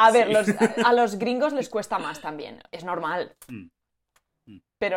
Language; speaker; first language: Spanish; native; Spanish